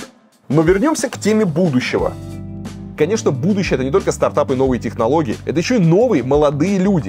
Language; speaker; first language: Russian; native; Russian